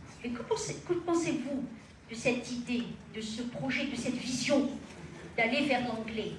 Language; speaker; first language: French; non-native, local second language; Arabic